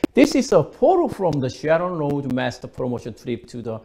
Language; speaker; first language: English; non-native, fluent; Korean